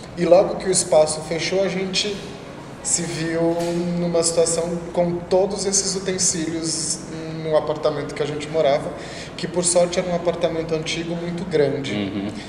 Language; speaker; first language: Portuguese; native; Portuguese